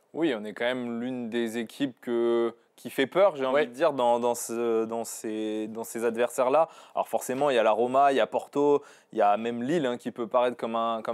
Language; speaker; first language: French; native; French